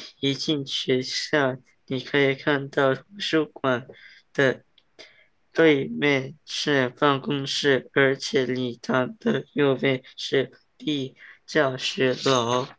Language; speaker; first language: Chinese; non-native, learner; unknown